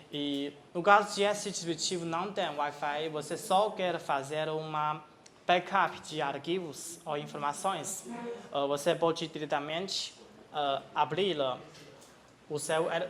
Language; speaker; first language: Portuguese; non-native, fluent; Chinese